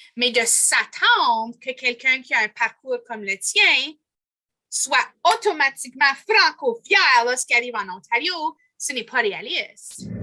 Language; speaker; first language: French; native; French